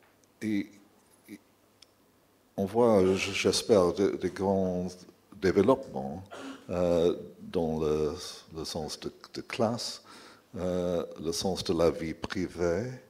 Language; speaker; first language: French; non-native, fluent; English